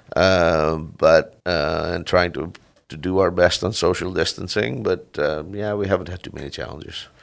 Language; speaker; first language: English; non-native, fluent; Dutch